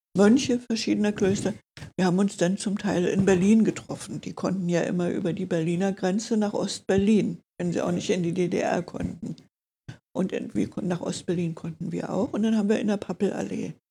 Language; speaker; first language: German; native; German